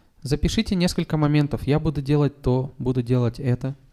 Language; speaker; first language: Russian; native; Russian